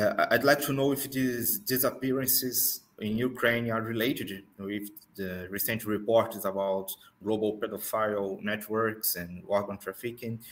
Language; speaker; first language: English; non-native, fluent; Portuguese